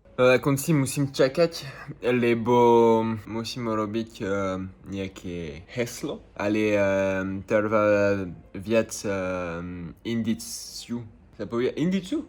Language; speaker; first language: Slovak; non-native, learner; French